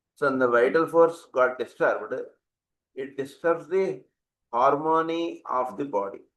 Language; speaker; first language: English; non-native, local second language; Telugu